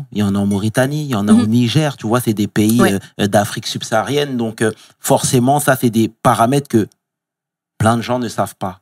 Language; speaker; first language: French; native; French